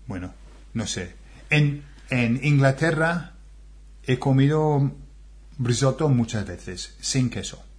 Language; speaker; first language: Spanish; non-native, fluent; English